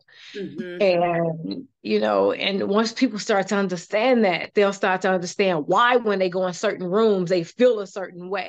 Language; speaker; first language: English; native; English